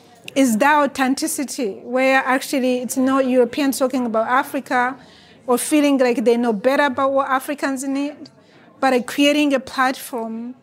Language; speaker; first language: English; non-native, fluent; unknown